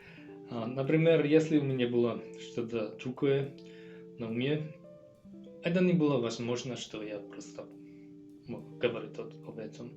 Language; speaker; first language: Russian; non-native, learner; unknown